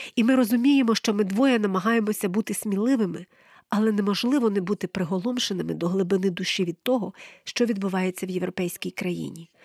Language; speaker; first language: Ukrainian; non-native, fluent; English